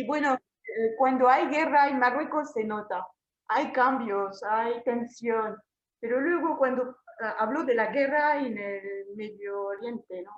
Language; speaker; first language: Spanish; non-native, fluent; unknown